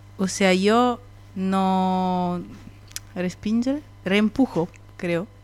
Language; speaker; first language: Spanish; non-native, fluent; Italian